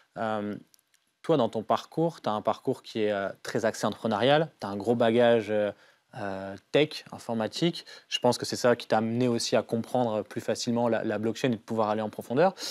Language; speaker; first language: French; native; French